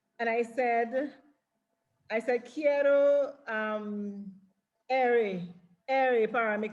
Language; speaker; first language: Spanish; non-native, learner; English